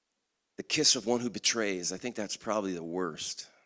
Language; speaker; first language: English; native; English